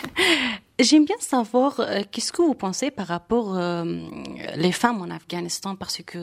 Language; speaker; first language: French; non-native, fluent; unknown